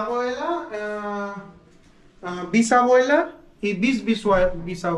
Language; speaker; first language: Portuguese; non-native, learner; Hindi